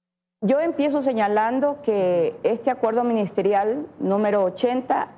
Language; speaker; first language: Spanish; native; Spanish